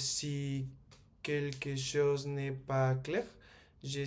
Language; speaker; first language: French; non-native, learner; Spanish